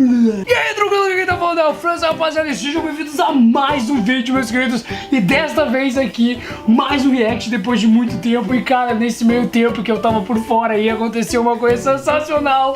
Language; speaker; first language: Portuguese; native; Portuguese